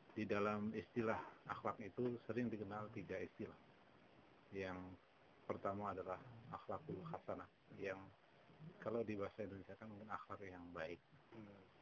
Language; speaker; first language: Indonesian; native; Indonesian